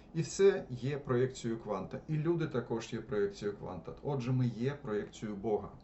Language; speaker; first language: Ukrainian; non-native, local second language; Russian